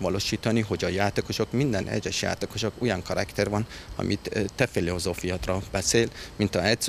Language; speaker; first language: Hungarian; non-native, learner; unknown